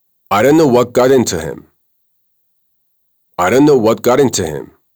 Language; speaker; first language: English; non-native, fluent; Persian